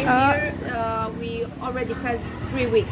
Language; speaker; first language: English; non-native, fluent; Romanian